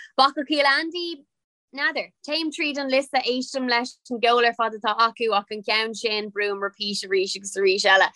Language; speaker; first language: Irish; non-native, local second language; English